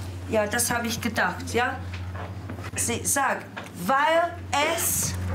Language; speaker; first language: German; non-native, fluent; English